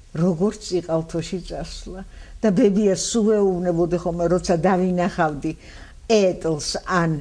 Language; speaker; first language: Georgian; native; Georgian